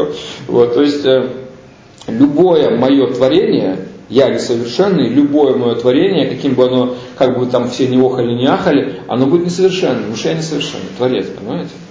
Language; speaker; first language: Russian; native; Russian